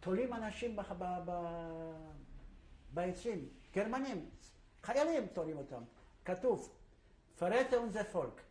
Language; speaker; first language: Hebrew; non-native, fluent; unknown